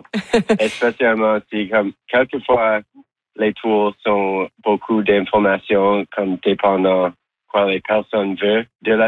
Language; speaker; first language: French; non-native, local second language; English